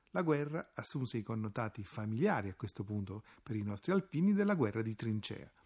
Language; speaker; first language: Italian; native; Italian